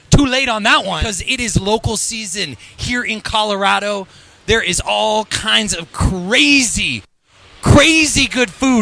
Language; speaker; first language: English; native; English